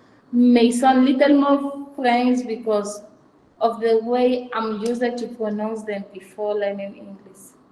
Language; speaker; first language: English; non-native, fluent; Fang